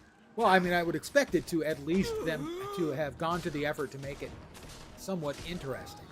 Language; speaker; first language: English; native; English